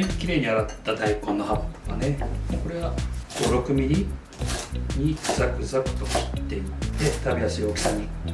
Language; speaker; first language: Japanese; native; Japanese